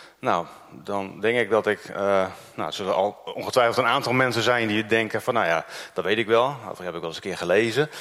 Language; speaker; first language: Dutch; early bilingual, other home language; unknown